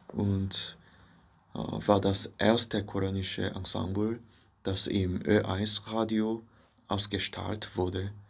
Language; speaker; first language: German; non-native, fluent; Korean